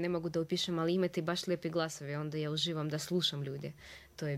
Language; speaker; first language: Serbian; non-native, fluent; Russian